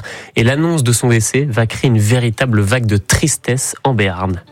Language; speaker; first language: French; native; French